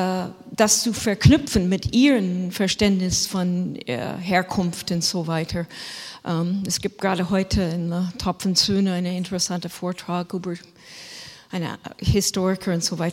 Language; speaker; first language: German; non-native, fluent; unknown